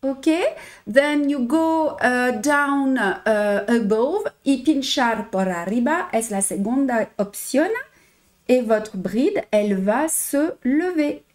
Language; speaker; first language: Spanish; non-native, learner; French